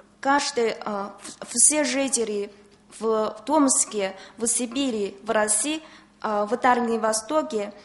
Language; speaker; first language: Russian; non-native, learner; Chinese